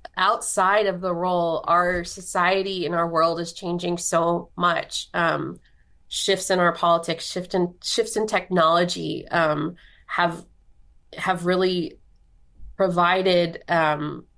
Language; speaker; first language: English; native; English